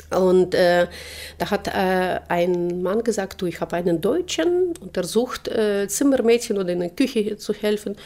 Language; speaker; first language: German; non-native, fluent; Russian